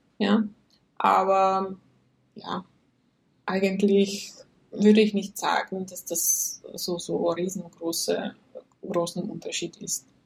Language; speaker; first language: German; non-native, fluent; Czech